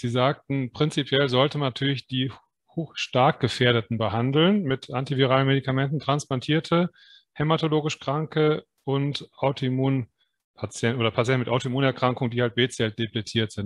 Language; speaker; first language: German; native; German